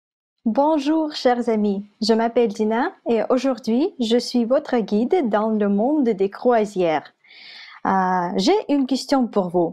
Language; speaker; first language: French; non-native, fluent; Russian